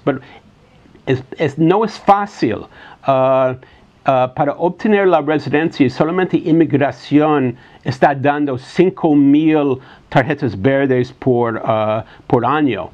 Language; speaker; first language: Spanish; non-native, fluent; English